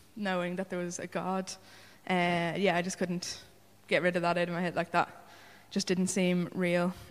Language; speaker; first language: English; native; English